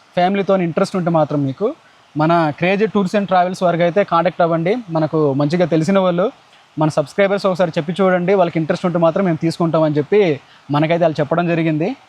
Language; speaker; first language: Telugu; non-native, local second language; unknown